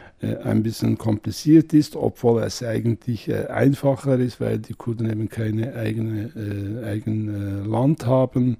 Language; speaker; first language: German; non-native, fluent; Kurdish